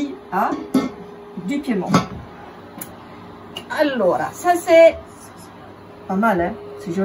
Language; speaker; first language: French; non-native, fluent; Italian